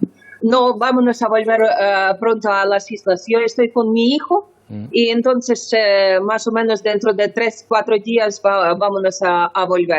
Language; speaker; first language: Spanish; non-native, learner; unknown